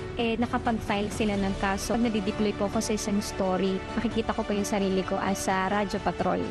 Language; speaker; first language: Filipino; non-native, local second language; Masbatenyo